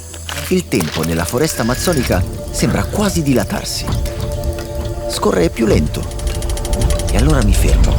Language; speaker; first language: Italian; native; Italian